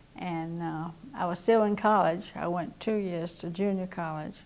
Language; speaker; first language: English; native; English